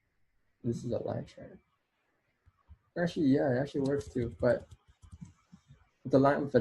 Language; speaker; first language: English; native; English